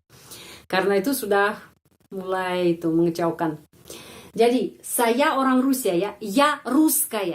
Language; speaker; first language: Indonesian; non-native, fluent; Russian